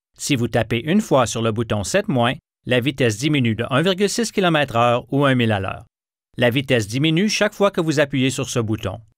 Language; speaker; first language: French; native; French